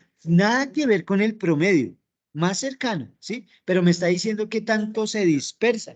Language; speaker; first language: Spanish; native; Spanish